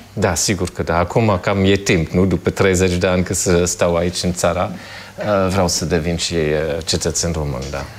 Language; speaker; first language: Romanian; non-native, fluent; German